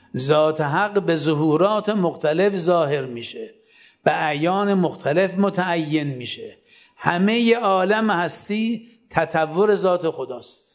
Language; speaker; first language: Persian; native; Persian